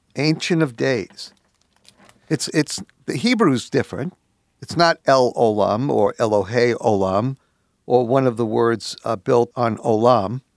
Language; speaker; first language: English; native; English